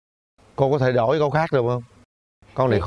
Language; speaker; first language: Vietnamese; native; Vietnamese